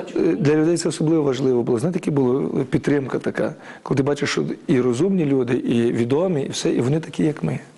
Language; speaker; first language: Ukrainian; native; Ukrainian